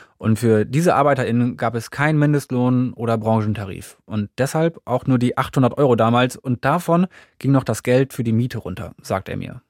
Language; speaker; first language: German; native; German